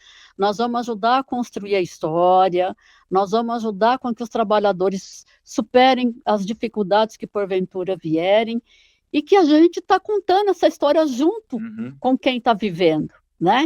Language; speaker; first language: Portuguese; native; Portuguese